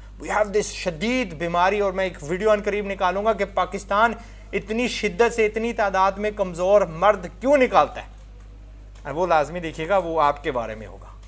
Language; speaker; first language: Urdu; non-native, fluent; English